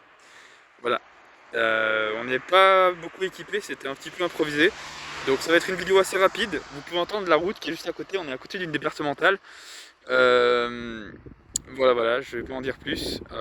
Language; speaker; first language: French; native; French